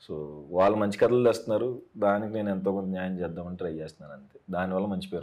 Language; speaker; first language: Telugu; native; Telugu